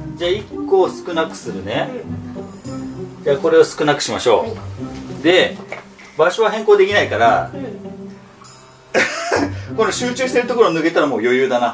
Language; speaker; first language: Japanese; native; Japanese